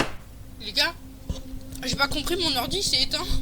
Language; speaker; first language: French; native; French